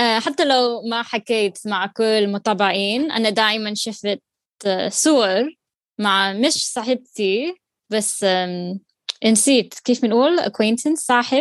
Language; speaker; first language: Arabic; non-native, learner; English